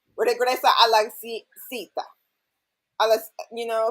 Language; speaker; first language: Spanish; non-native, learner; English